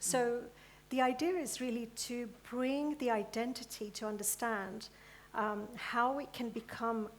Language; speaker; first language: English; early bilingual, other home language; Gujarati